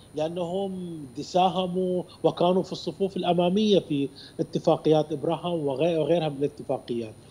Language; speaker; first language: Arabic; native; Arabic